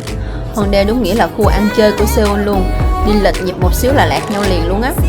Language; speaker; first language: Vietnamese; native; Vietnamese